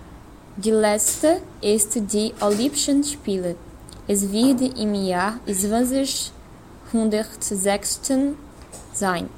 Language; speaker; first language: German; non-native, learner; Portuguese